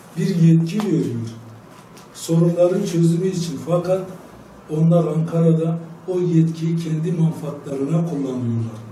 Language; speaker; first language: Turkish; non-native, local second language; Kurdish